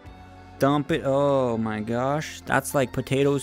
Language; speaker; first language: English; native; English